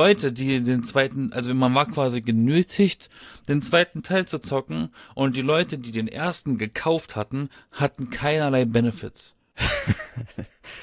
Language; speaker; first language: German; native; German